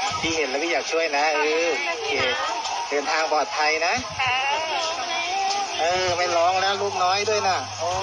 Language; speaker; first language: Thai; native; Thai